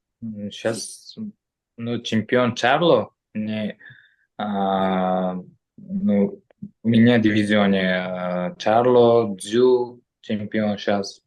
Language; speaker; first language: Russian; non-native, local second language; Uzbek